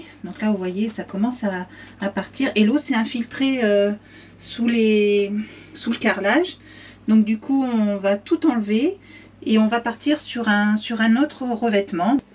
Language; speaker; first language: French; native; French